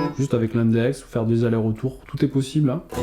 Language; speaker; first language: French; native; French